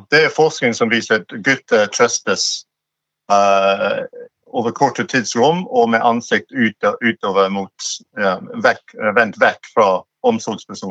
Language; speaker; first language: Norwegian; non-native, fluent; English